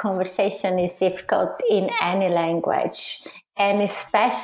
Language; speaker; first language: English; non-native, fluent; Portuguese